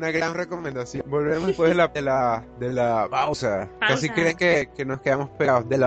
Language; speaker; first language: Spanish; native; Spanish